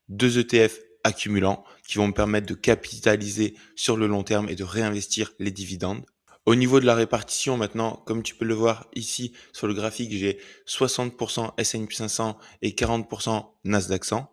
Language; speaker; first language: French; native; French